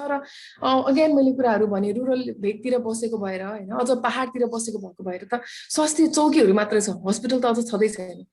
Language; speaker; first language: Nepali; non-native, local second language; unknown